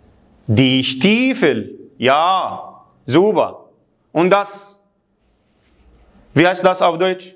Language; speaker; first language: German; non-native, fluent; Arabic